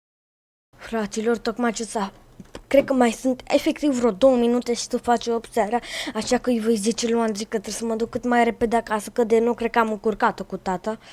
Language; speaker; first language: Romanian; native; Romanian